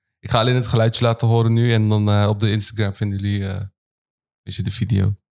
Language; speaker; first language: Dutch; early bilingual, other home language; Turkish